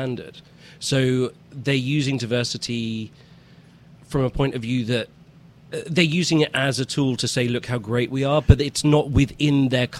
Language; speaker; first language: English; native; English